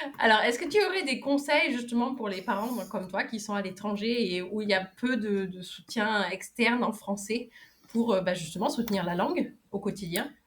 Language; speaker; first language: French; native; French